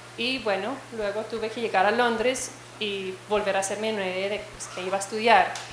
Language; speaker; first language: Spanish; non-native, fluent; English